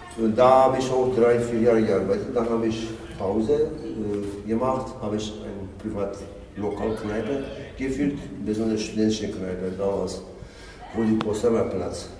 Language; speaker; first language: German; non-native, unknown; Kurdish